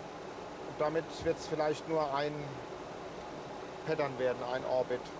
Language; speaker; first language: German; native; German